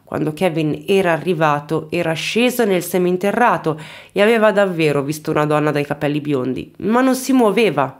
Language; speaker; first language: Italian; native; Italian